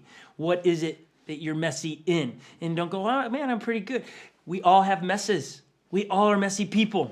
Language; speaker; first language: English; native; English